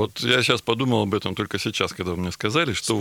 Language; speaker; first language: Russian; native; Russian